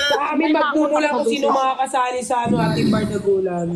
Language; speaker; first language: Filipino; native; Filipino